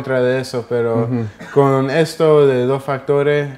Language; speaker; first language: Spanish; early bilingual, heritage; English